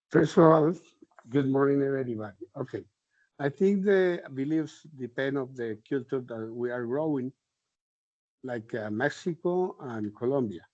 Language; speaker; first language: English; non-native, learner; Spanish